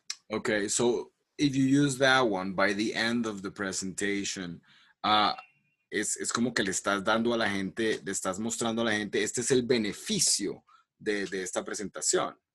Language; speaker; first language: Spanish; native; Spanish